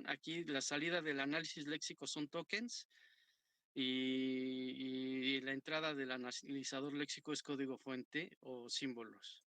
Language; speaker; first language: Spanish; native; Spanish